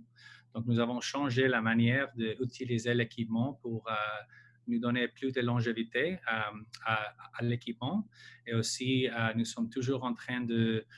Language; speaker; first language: French; non-native, local second language; English